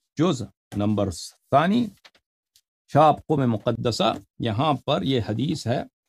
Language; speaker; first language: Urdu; non-native, fluent; Persian